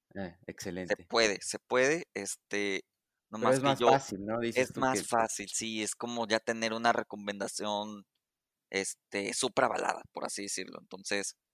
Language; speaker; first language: Spanish; native; Spanish